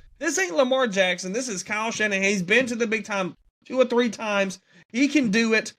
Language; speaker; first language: English; native; English